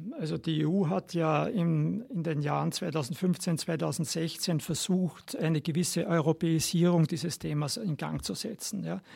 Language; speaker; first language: German; native; German